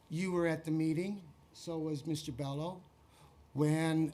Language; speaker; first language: English; native; English